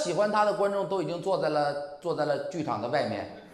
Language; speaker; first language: Chinese; native; Chinese